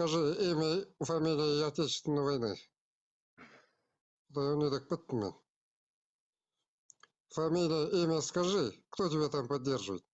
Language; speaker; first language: Russian; non-native, local second language; Kazakh